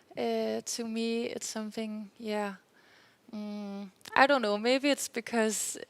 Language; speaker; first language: English; non-native, fluent; Danish